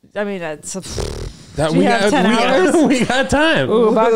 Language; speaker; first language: English; native; English